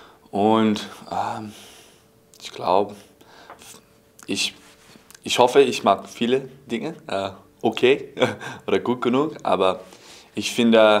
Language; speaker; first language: German; non-native, fluent; English